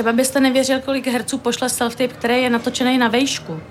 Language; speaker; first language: Czech; native; Czech